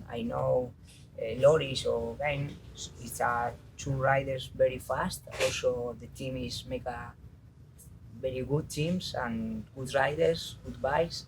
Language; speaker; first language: English; non-native, learner; Spanish